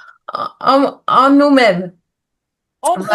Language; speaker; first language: French; non-native, fluent; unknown